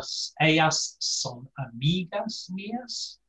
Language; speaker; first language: Spanish; non-native, fluent; English